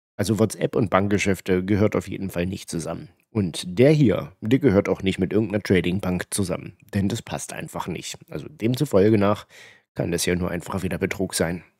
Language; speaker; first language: German; native; German